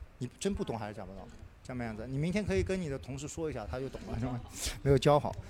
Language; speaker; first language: Chinese; native; Chinese